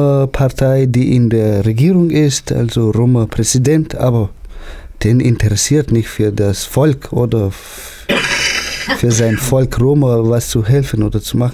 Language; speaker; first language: German; non-native, fluent; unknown